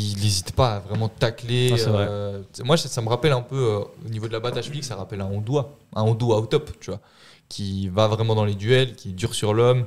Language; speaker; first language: French; native; French